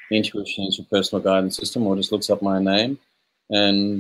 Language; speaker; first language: English; native; English